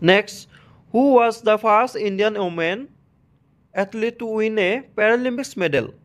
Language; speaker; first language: English; non-native, local second language; Assamese